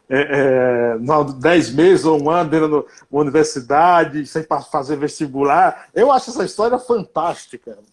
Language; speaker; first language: Portuguese; native; Portuguese